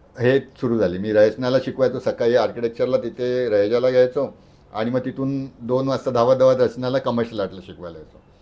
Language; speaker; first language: Marathi; native; Marathi